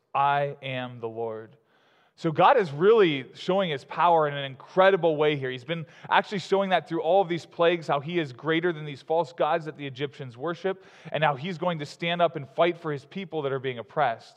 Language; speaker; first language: English; native; English